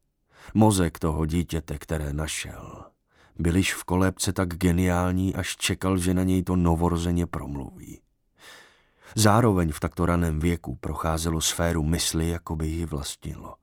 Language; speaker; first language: Czech; native; Czech